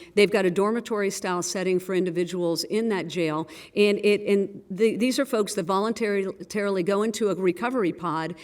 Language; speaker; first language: English; native; English